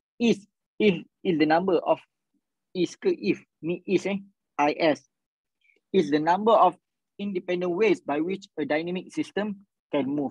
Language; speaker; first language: English; non-native, local second language; Malay